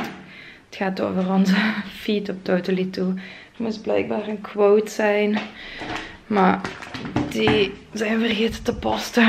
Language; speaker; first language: Dutch; native; Dutch